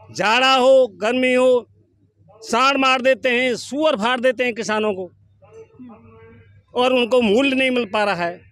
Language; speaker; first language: Hindi; native; Hindi